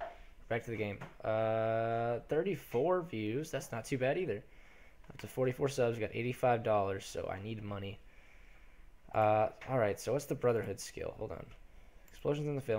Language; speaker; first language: English; native; English